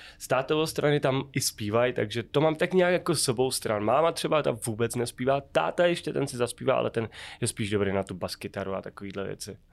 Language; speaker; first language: Czech; native; Czech